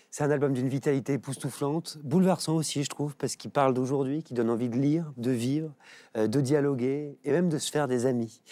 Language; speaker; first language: French; native; French